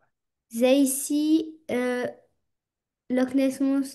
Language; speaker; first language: English; non-native, learner; French